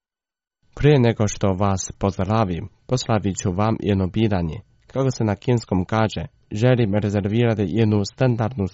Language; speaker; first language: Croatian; non-native, fluent; Chinese